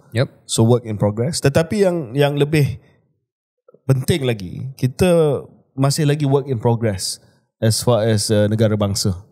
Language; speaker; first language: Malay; early bilingual, heritage; Malay